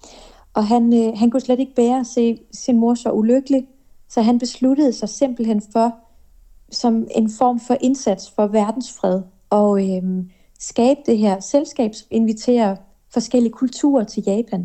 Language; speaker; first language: Danish; native; Danish